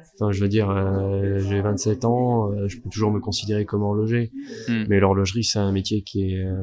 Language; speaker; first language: French; native; French